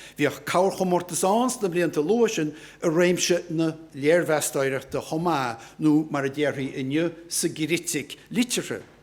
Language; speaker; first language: Irish; native; Irish